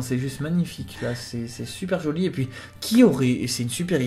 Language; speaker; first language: French; native; French